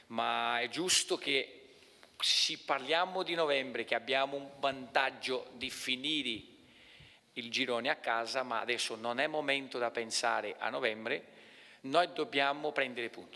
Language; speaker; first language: Italian; non-native, fluent; Portuguese